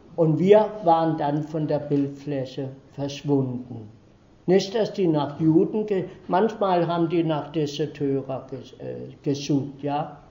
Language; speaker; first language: German; early bilingual, heritage; German